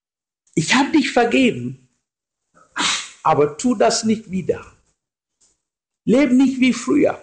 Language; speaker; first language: German; non-native, learner; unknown